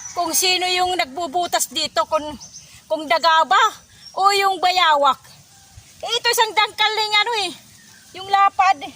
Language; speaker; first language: Filipino; non-native, local second language; Waray